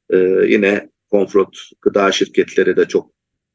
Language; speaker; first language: Turkish; native; Turkish